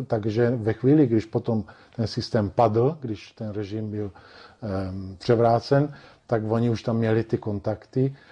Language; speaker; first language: Czech; non-native, fluent; Italian